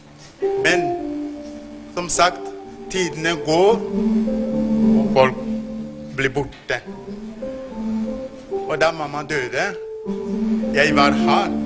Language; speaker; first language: Norwegian; non-native, fluent; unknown